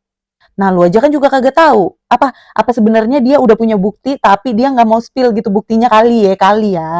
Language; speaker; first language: Indonesian; native; Indonesian